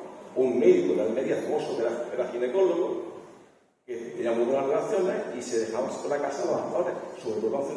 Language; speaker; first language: Spanish; native; Spanish